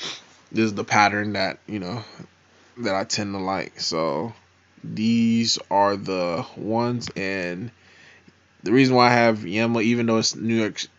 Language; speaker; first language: English; native; English